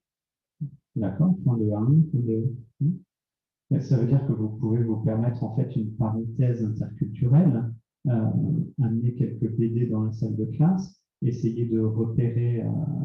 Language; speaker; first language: French; native; French